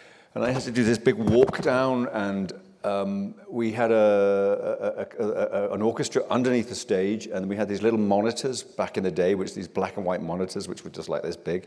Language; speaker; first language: English; native; English